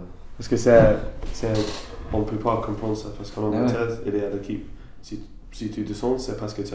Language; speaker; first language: French; non-native, learner; English